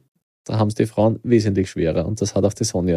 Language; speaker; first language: German; native; German